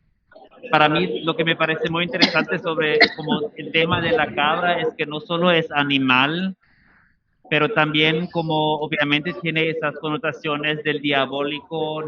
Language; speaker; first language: Spanish; non-native, fluent; German